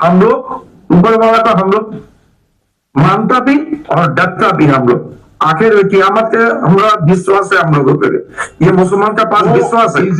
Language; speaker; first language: Hindi; non-native, learner; Bangla